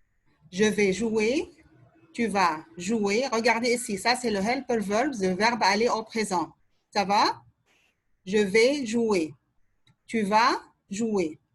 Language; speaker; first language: French; non-native, fluent; Arabic